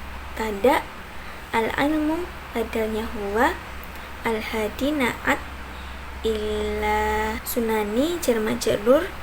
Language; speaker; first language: Arabic; non-native, learner; Indonesian